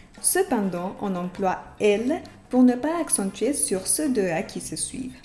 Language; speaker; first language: French; non-native, fluent; Spanish